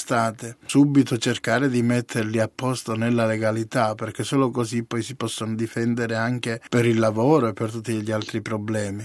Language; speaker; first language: Italian; native; Italian